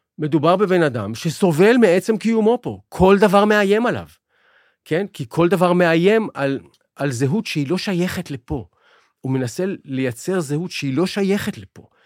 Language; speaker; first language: Hebrew; native; Hebrew